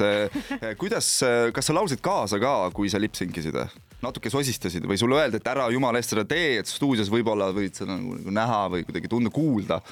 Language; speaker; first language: Estonian; native; Estonian